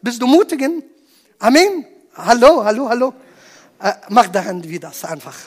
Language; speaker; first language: German; non-native, learner; Arabic